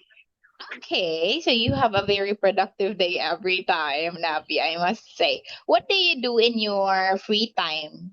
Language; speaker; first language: English; non-native, local second language; Filipino